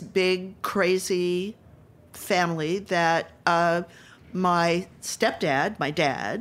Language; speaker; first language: English; native; English